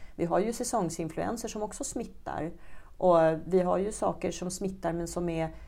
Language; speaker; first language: Swedish; early bilingual, other home language; Czech